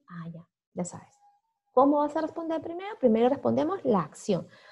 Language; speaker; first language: Spanish; native; Spanish